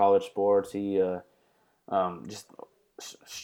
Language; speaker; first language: English; native; English